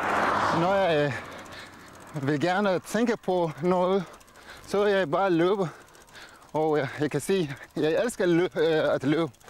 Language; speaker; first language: Danish; non-native, learner; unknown